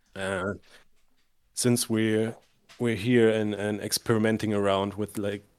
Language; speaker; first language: English; non-native, fluent; German